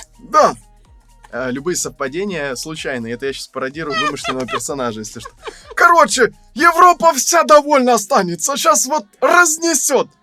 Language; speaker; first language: Russian; native; Russian